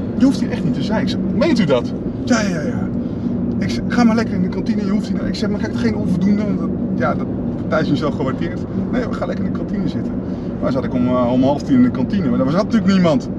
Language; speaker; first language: Dutch; native; Dutch